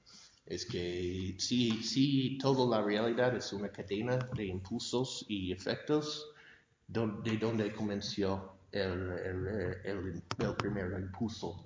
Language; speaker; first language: Spanish; non-native, fluent; English